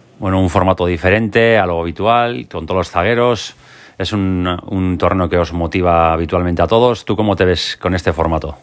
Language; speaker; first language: Spanish; native; Spanish